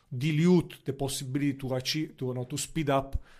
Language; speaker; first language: English; non-native, fluent; Italian